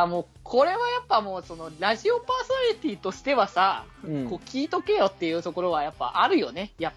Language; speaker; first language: Japanese; native; Japanese